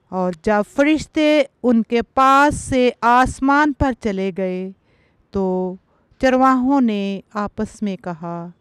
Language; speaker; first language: Urdu; non-native, local second language; Punjabi